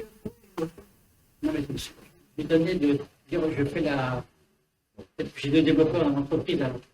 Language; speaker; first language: French; native; French